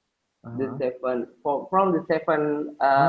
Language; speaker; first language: English; non-native, learner; Indonesian